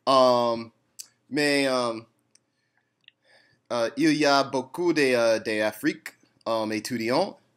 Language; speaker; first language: French; non-native, learner; English